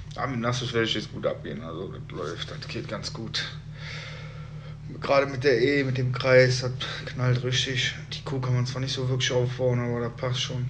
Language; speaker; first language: German; native; German